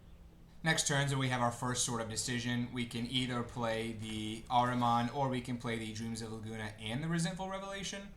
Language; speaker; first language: English; native; English